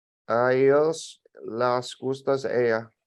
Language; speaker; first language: Spanish; non-native, learner; English